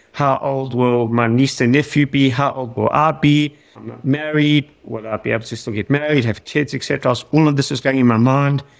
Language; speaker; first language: English; native; English